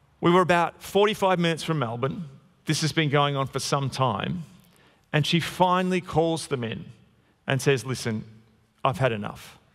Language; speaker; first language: English; native; English